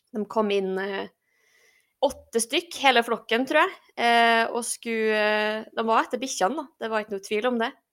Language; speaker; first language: Norwegian; native; Norwegian